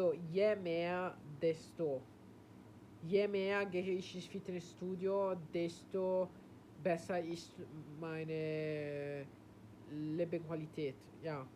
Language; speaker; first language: German; non-native, learner; Italian